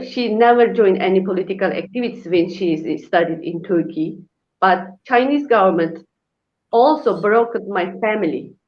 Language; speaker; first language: English; non-native, learner; Uyghur